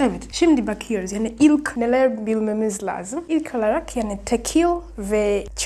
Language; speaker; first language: Turkish; non-native, learner; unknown